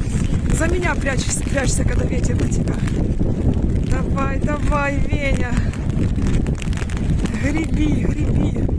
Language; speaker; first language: Russian; native; Russian